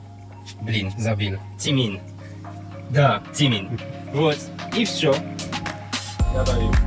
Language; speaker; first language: Russian; non-native, learner; French